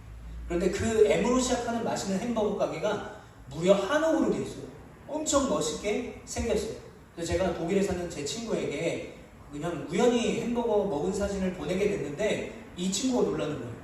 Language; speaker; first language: Korean; native; Korean